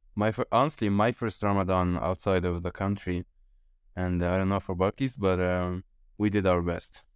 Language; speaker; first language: English; non-native, fluent; Arabic